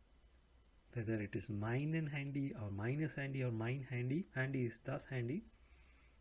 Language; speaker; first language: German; non-native, learner; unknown